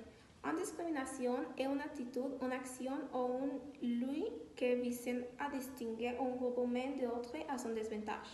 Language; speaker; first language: French; non-native, learner; Spanish